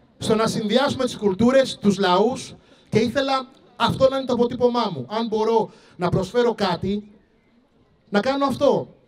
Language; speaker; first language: Greek; early bilingual, other home language; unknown